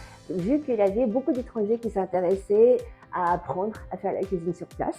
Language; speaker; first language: French; non-native, fluent; Japanese